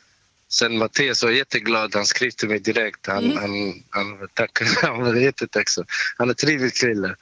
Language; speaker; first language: Swedish; non-native, fluent; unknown